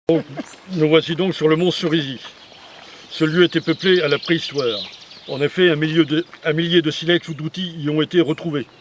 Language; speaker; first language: French; native; French